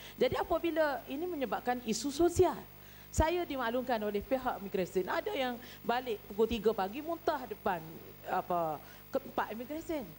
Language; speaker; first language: Malay; native; Malay